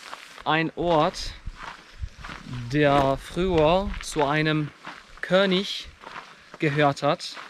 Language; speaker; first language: German; non-native, fluent; Kurdish